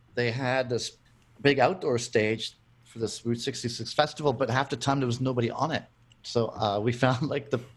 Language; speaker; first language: English; native; English